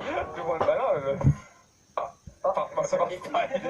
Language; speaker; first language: French; native; French